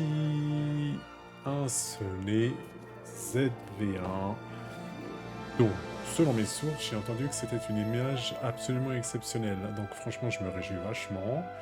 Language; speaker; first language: French; native; French